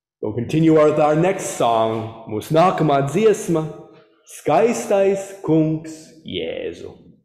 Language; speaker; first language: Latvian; early bilingual, heritage; Latvian